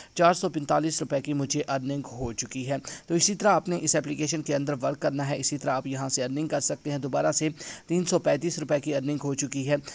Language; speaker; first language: Urdu; non-native, local second language; Saraiki